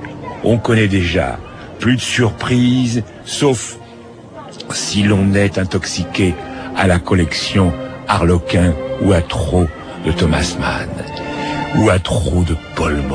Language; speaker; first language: French; native; French